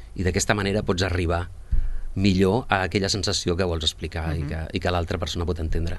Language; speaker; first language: Catalan; early bilingual, other home language; Spanish